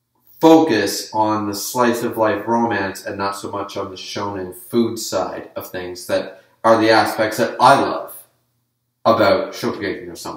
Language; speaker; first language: English; native; English